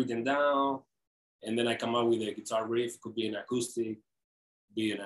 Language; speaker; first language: English; non-native, fluent; Spanish